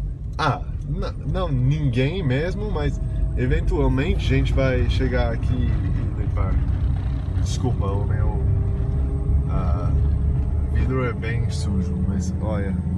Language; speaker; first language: Portuguese; non-native, fluent; English